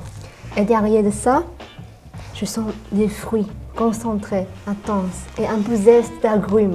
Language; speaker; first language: French; non-native, fluent; Chinese